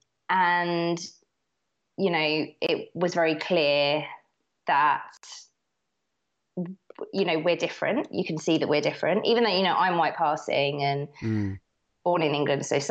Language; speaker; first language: English; native; English